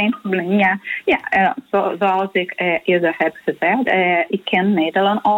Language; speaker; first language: Dutch; non-native, learner; Portuguese